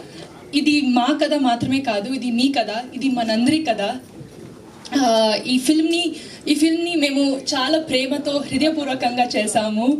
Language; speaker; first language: Telugu; non-native, learner; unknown